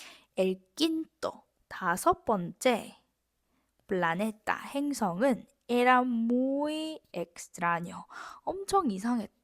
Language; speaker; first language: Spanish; non-native, fluent; Korean